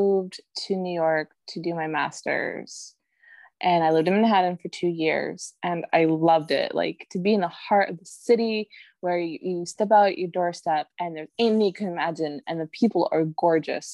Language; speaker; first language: English; native; English